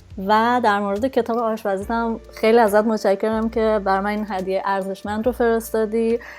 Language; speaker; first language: Persian; native; Persian